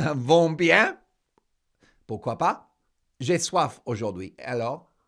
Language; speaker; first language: French; non-native, learner; English